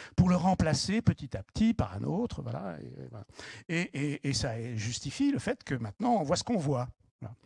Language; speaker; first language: French; native; French